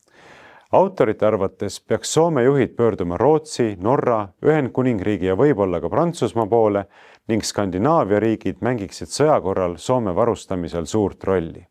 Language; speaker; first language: Estonian; native; Estonian